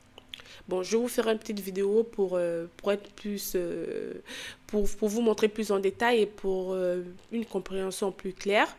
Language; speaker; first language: French; native; French